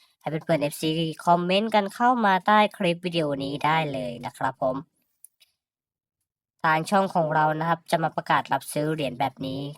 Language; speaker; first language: Thai; native; Thai